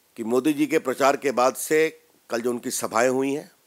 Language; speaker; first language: Hindi; native; Hindi